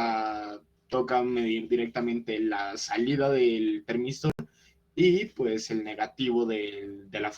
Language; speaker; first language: Spanish; native; Spanish